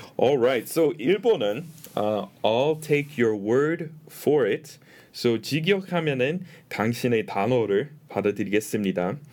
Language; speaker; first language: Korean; non-native, fluent; English